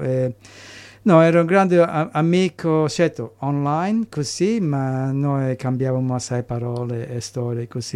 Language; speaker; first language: Italian; early bilingual, heritage; English